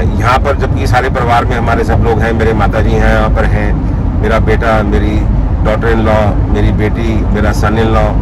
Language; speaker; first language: Hindi; non-native, local second language; Punjabi